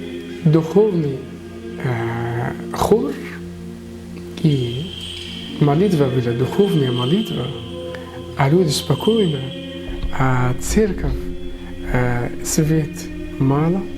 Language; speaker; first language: Russian; non-native, learner; Arabic